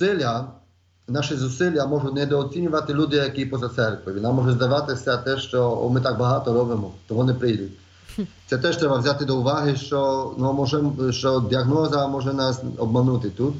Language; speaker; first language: Polish; non-native, learner; Ukrainian